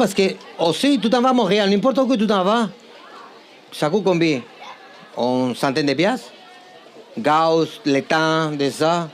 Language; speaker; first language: French; non-native, fluent; Spanish